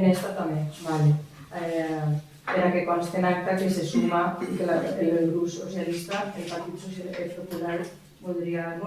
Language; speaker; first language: Catalan; native; Catalan